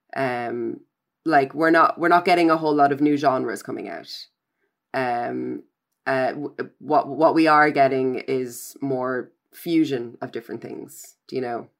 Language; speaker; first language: English; native; English